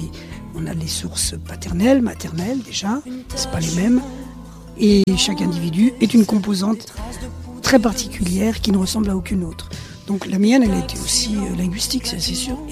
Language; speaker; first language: French; early bilingual, other home language; Spanish